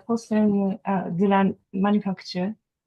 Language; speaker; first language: French; non-native, fluent; Japanese